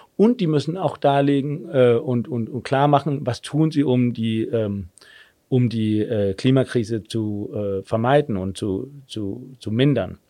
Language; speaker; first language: German; non-native, fluent; Danish